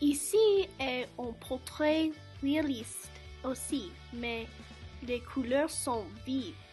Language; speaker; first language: French; non-native, learner; English